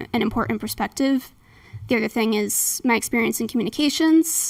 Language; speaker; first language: English; native; English